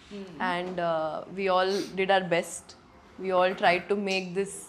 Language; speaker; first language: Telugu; non-native, local second language; Hindi